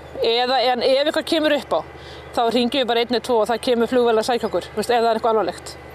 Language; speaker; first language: Icelandic; native; Icelandic